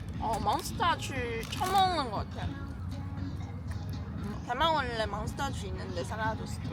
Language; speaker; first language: Korean; non-native, fluent; Chinese